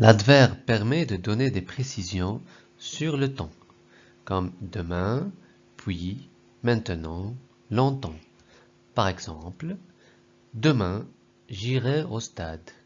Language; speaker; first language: French; non-native, local second language; Arabic